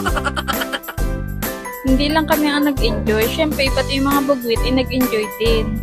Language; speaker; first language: Filipino; native; Filipino